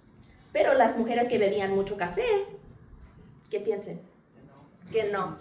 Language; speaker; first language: Spanish; early bilingual, heritage; English